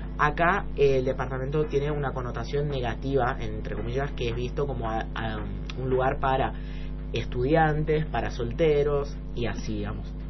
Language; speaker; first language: Spanish; non-native, fluent; Italian